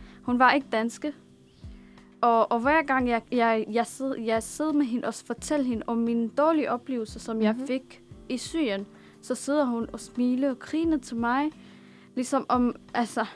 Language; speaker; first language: Danish; non-native, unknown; Arabic